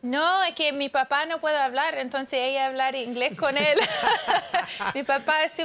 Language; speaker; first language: Spanish; early bilingual, heritage; English